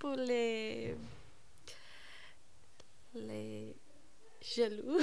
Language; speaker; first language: French; non-native, learner; Persian